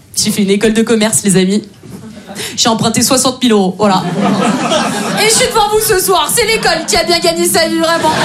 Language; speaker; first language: French; native; French